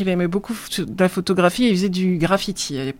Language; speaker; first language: French; native; French